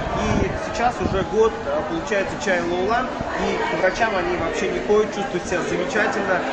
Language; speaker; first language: Russian; native; Russian